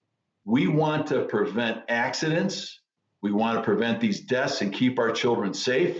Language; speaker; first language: English; native; English